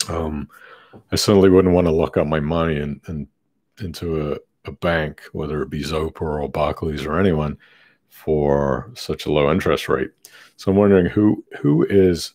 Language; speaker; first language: English; native; English